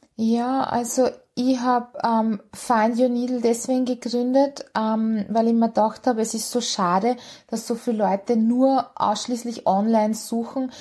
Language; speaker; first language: German; early bilingual, other home language; Hungarian